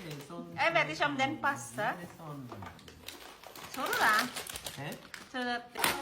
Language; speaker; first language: Norwegian; non-native, learner; Filipino